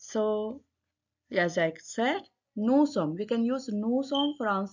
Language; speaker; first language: French; non-native, learner; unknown